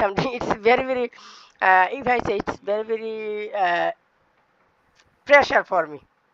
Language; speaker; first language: English; non-native, learner; Bangla